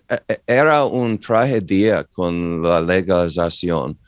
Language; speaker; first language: Spanish; non-native, learner; English